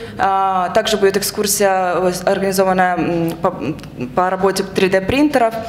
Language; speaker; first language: Russian; native; Russian